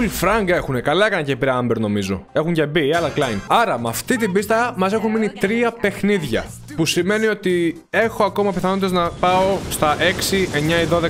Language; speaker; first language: Greek; native; Greek